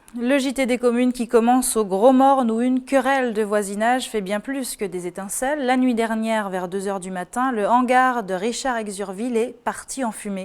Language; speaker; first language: French; native; French